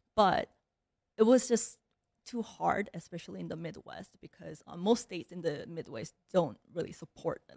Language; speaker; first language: English; early bilingual, other home language; Korean